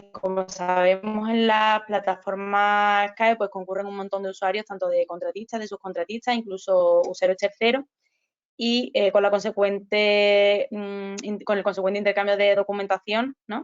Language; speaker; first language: Spanish; native; Spanish